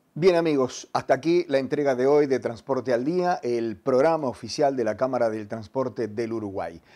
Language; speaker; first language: Spanish; native; Spanish